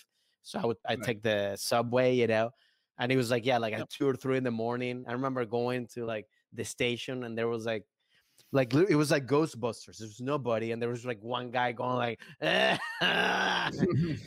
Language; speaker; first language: English; native; English